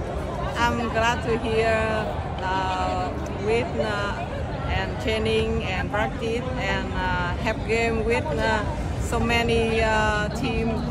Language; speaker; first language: English; non-native, learner; Vietnamese